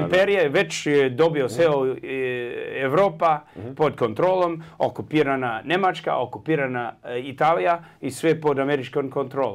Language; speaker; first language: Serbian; early bilingual, heritage; English